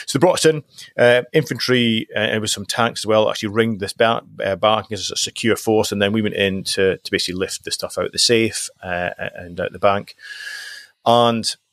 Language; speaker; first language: English; native; English